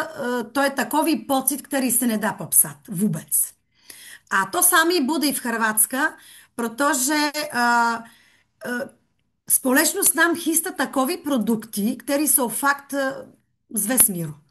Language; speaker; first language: Czech; non-native, fluent; Bulgarian